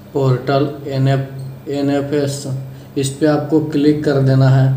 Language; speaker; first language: Hindi; native; Hindi